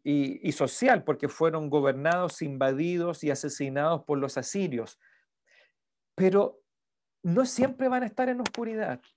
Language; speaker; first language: Spanish; native; Spanish